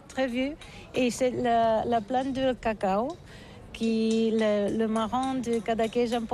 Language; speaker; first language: French; non-native, learner; Catalan